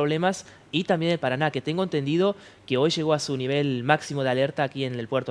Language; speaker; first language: Spanish; native; Spanish